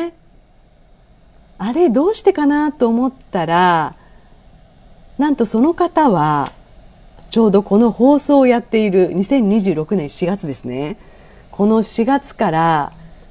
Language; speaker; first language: Japanese; native; Japanese